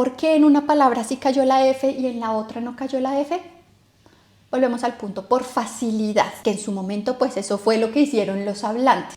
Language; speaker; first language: Spanish; native; Spanish